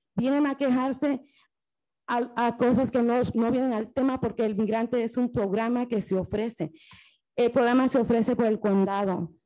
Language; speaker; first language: Spanish; early bilingual, heritage; Spanish